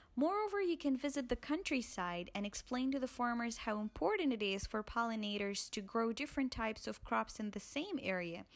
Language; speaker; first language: English; non-native, fluent; Arabic